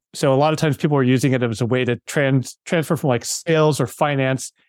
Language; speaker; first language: English; native; English